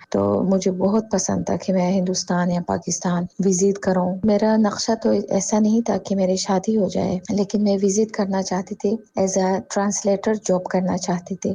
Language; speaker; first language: Urdu; non-native, fluent; Tajik